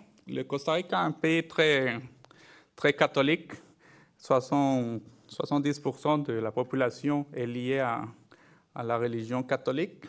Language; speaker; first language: French; non-native, fluent; Spanish